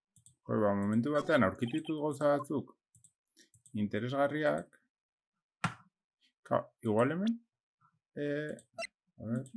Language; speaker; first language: Basque; non-native, local second language; Spanish